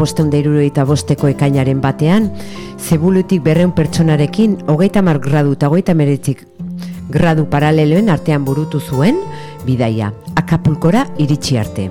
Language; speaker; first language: Basque; native; Basque